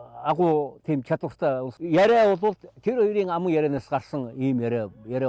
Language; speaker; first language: Mongolian; native; Mongolian